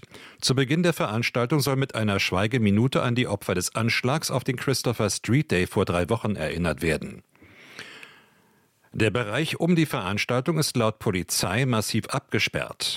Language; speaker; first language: German; native; German